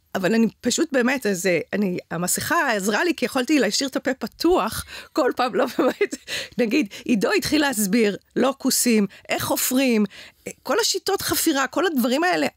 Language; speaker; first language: Hebrew; native; Hebrew